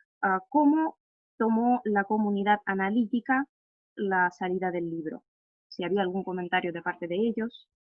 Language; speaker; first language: Spanish; non-native, fluent; Russian